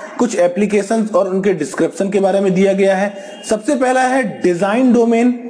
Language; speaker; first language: Hindi; non-native, local second language; Punjabi